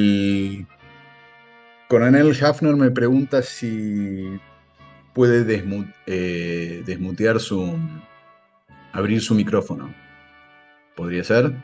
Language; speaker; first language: Spanish; native; Spanish